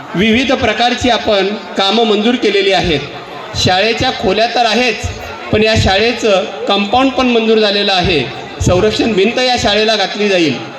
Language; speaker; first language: Marathi; native; Marathi